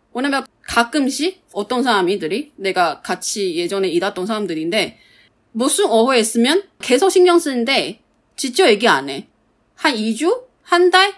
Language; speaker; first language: Korean; non-native, fluent; Chinese